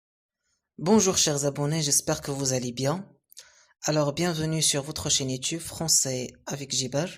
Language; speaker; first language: French; non-native, local second language; Arabic